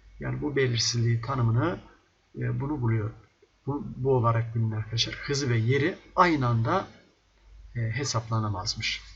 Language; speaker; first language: Turkish; native; Turkish